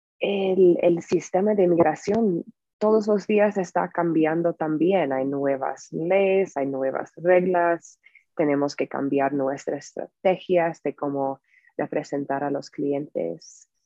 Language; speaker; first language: Spanish; non-native, fluent; English